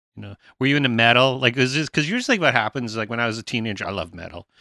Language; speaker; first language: English; native; English